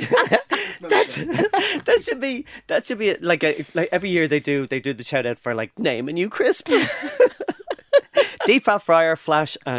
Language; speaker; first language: English; native; English